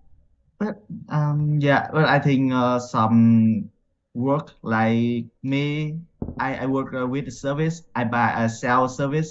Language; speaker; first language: English; non-native, learner; Vietnamese